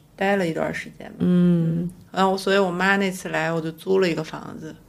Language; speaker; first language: Chinese; native; Chinese